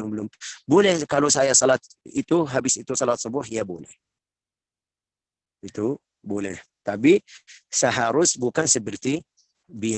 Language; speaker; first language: Indonesian; non-native, learner; Arabic